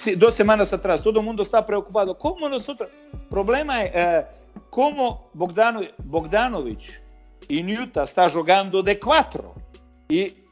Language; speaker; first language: Portuguese; non-native, learner; Croatian